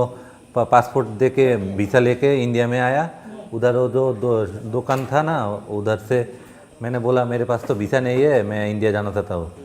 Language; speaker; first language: Hindi; non-native, local second language; Bangla